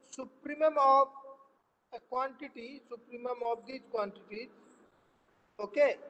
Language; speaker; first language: English; non-native, local second language; Hindi